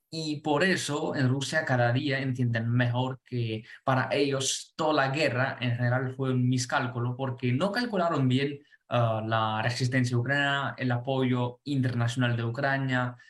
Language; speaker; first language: Spanish; non-native, fluent; Ukrainian